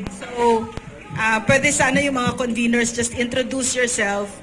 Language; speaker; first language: Filipino; native; Filipino